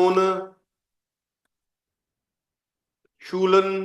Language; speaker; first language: German; non-native, fluent; Hindi